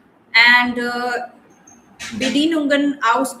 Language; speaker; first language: German; non-native, learner; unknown